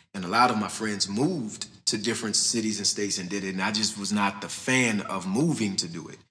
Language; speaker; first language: English; native; English